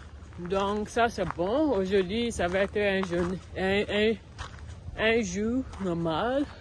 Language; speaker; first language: French; non-native, learner; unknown